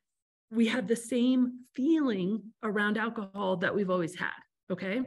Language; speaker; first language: English; native; English